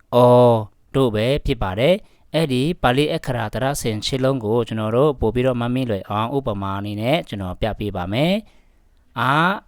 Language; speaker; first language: Burmese; non-native, local second language; Pa'o Karen